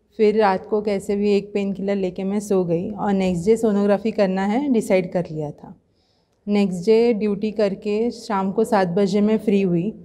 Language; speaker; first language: Hindi; non-native, local second language; Marathi